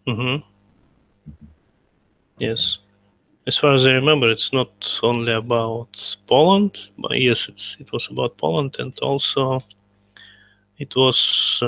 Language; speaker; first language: English; non-native, learner; Russian